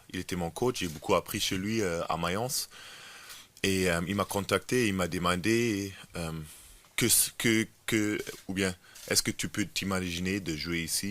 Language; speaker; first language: French; non-native, fluent; German